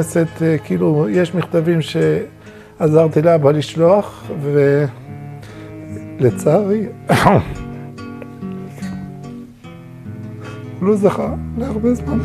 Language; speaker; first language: Hebrew; early bilingual, other home language; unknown